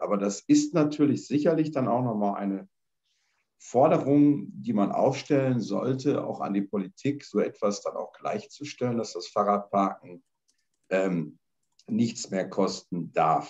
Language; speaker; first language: German; native; German